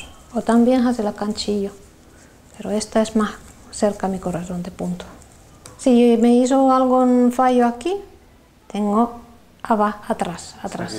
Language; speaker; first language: Spanish; non-native, learner; Finnish